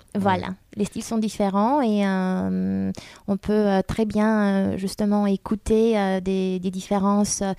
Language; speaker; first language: French; non-native, fluent; Romanian